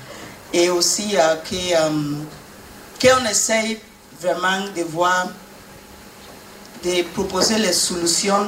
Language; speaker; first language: French; non-native, learner; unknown